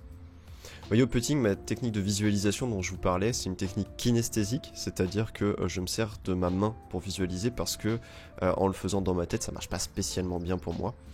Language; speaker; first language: French; native; French